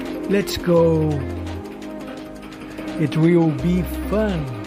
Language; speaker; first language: English; non-native, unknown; Portuguese